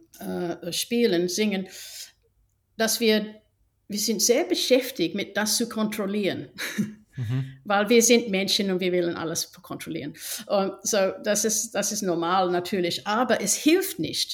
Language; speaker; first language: German; non-native, fluent; English